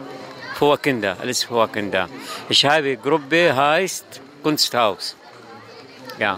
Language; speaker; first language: German; non-native, learner; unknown